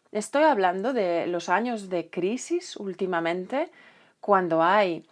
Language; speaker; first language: Spanish; non-native, fluent; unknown